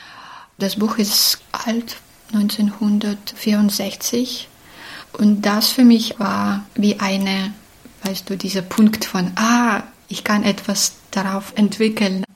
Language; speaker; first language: German; non-native, fluent; Belarusian